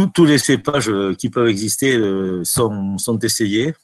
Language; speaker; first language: French; native; French